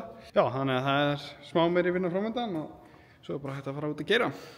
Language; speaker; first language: Icelandic; native; Icelandic